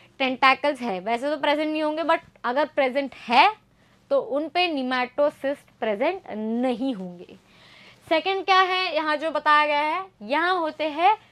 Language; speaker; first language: Hindi; native; Hindi